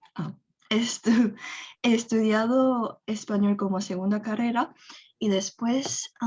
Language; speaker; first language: Spanish; non-native, fluent; Korean